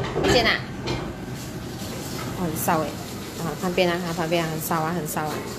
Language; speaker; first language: Chinese; native; Chinese